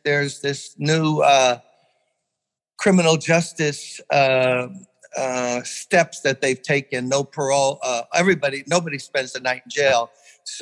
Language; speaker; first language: English; native; English